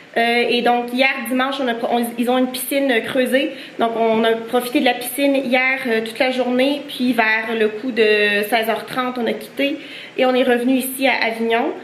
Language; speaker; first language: French; native; French